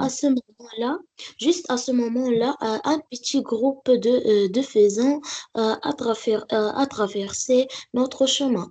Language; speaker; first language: French; non-native, learner; Arabic